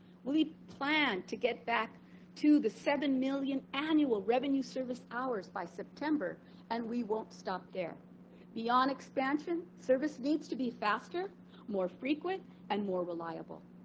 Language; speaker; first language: English; early bilingual, other home language; Spanish